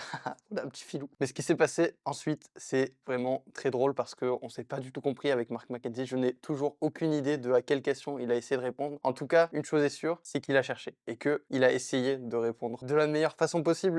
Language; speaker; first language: French; native; French